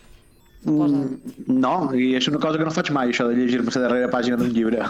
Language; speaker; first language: Catalan; native; Catalan